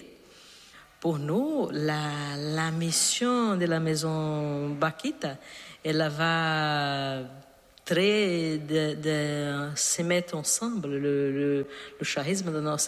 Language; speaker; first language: French; non-native, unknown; Portuguese